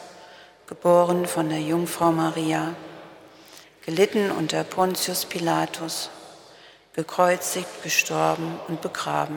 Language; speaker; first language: German; native; German